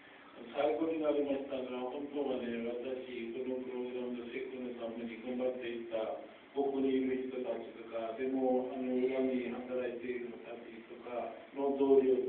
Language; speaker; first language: Japanese; non-native, fluent; Urdu